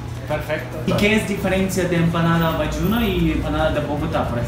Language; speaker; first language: Spanish; non-native, fluent; Ukrainian